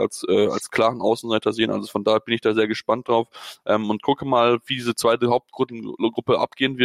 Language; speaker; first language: German; native; German